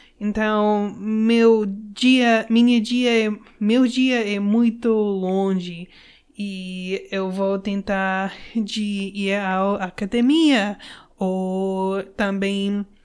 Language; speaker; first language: Portuguese; non-native, learner; English